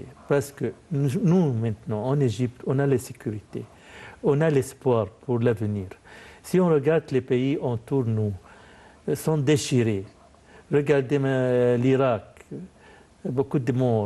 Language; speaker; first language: French; non-native, fluent; Arabic